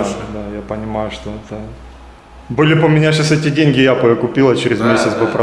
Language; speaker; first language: Russian; native; Russian